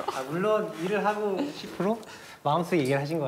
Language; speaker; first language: Korean; native; Korean